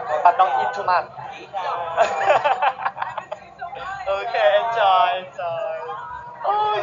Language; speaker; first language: English; non-native, learner; Thai